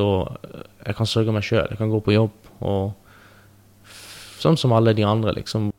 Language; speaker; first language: Norwegian; early bilingual, other home language; Persian